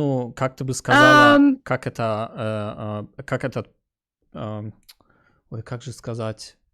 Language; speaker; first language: Russian; early bilingual, heritage; German